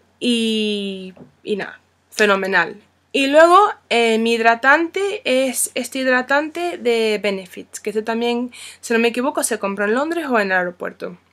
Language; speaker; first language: Spanish; non-native, fluent; English